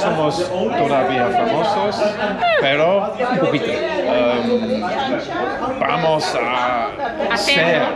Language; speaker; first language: Spanish; non-native, learner; English